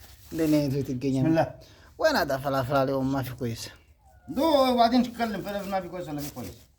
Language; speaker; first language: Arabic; non-native, learner; Amharic